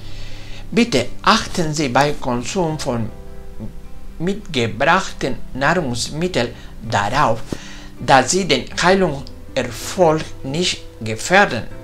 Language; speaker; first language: German; non-native, fluent; Spanish